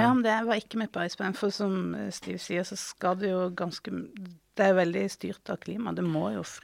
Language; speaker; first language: Norwegian; native; Norwegian